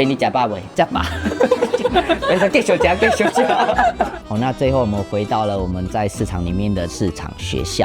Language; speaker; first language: Chinese; native; Chinese